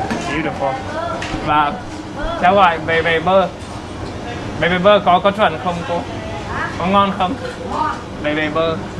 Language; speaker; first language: Vietnamese; non-native, fluent; English